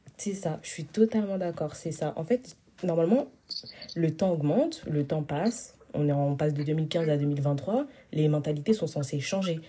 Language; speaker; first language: French; early bilingual, other home language; Wolof